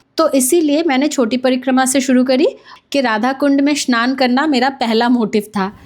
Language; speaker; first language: Hindi; non-native, local second language; Bangla